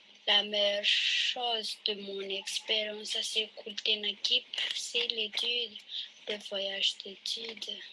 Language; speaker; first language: French; non-native, local second language; Malagasy